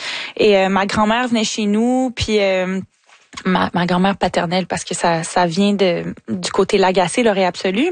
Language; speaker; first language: French; native; French